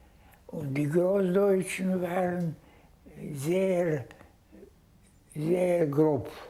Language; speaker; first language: German; non-native, learner; Hungarian